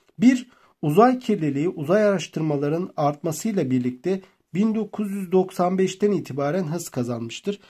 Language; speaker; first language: Turkish; native; Turkish